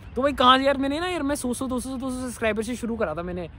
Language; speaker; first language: Hindi; native; Hindi